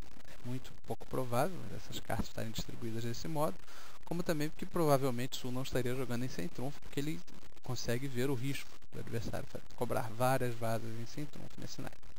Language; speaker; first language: Portuguese; native; Portuguese